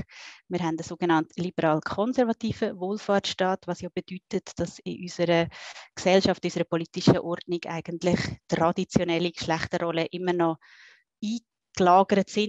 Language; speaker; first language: German; native; German